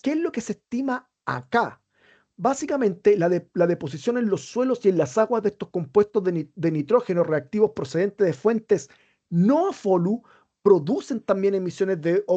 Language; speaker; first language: Spanish; native; Spanish